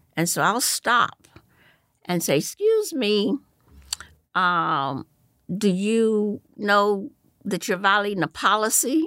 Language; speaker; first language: English; native; English